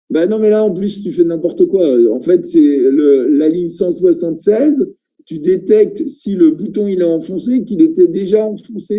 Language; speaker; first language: French; native; French